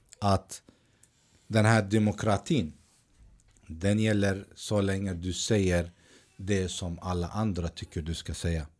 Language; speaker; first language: Swedish; early bilingual, other home language; Arabic